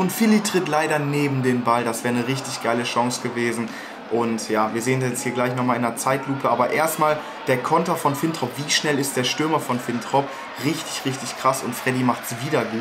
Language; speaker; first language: German; native; German